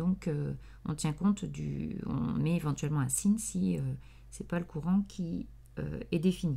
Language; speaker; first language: French; native; French